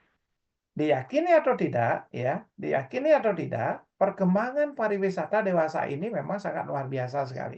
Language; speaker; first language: Indonesian; non-native, local second language; Balinese